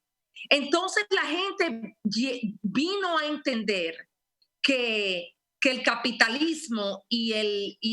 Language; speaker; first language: Spanish; early bilingual, heritage; Spanish